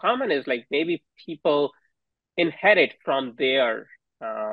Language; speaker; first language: English; non-native, local second language; Hindi